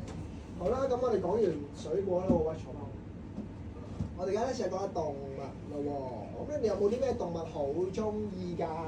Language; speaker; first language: Cantonese; native; Cantonese